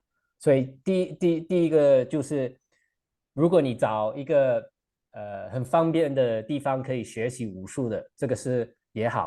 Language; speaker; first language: Chinese; non-native, fluent; English